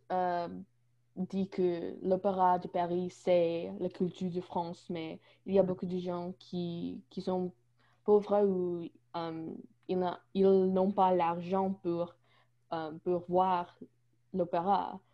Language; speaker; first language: French; non-native, learner; English